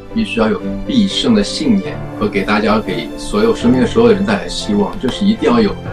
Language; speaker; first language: Chinese; native; Chinese